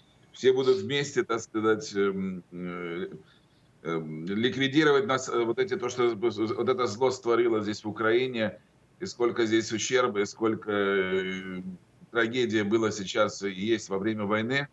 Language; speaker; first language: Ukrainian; non-native, learner; Russian